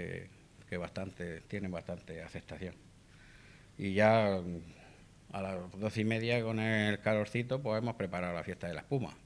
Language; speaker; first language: Spanish; native; Spanish